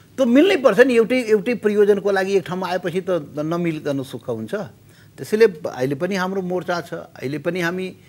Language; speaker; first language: Nepali; non-native, local second language; Maithili